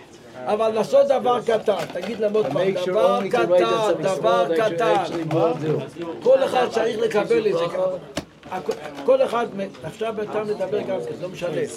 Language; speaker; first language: Hebrew; non-native, local second language; Yiddish